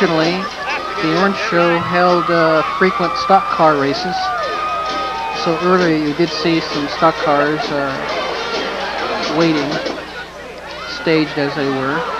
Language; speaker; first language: English; native; English